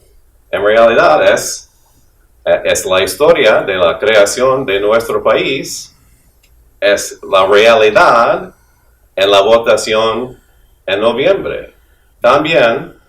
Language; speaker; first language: Spanish; non-native, fluent; English